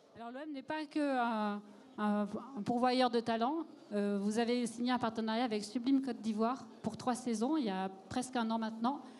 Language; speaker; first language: French; native; French